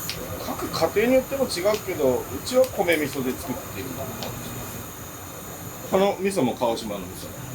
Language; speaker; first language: Japanese; native; Japanese